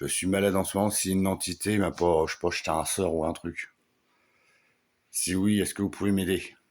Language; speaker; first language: French; native; French